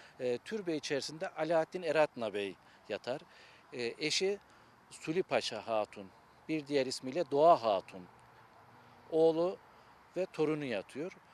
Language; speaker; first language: Turkish; native; Turkish